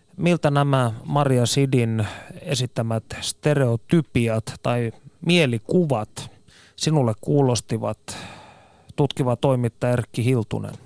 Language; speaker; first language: Finnish; native; Finnish